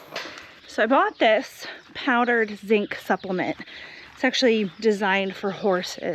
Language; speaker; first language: English; native; English